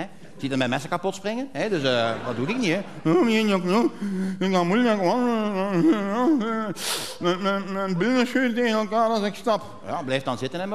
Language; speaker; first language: Dutch; native; Dutch